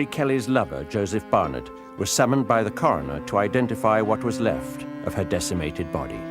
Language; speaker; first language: English; native; English